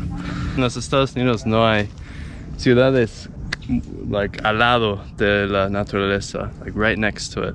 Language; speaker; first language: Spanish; non-native, learner; English